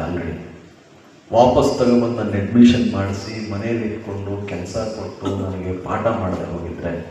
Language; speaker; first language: Kannada; native; Kannada